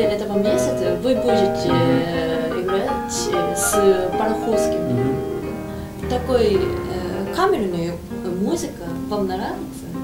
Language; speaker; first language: Russian; non-native, learner; Japanese